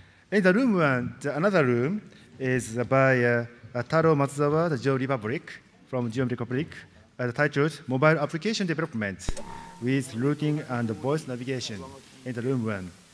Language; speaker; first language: English; non-native, learner; Japanese